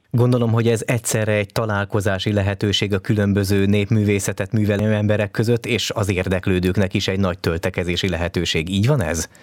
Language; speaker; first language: Hungarian; native; Hungarian